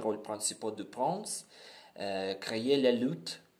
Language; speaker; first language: French; non-native, learner; Ukrainian